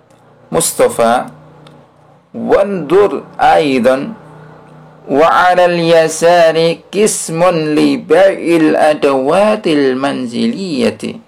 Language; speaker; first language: Arabic; non-native, fluent; Indonesian